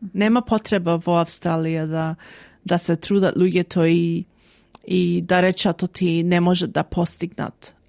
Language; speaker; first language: Macedonian; early bilingual, heritage; Macedonian